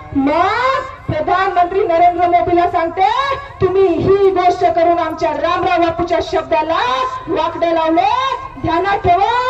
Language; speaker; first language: Marathi; non-native, local second language; Lambadi